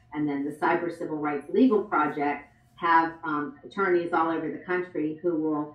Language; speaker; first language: English; native; English